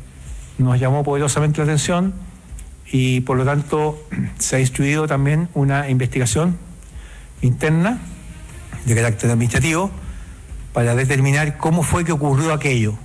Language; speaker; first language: Spanish; native; Spanish